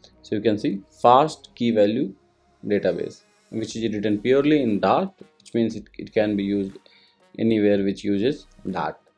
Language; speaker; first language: English; non-native, local second language; Hindi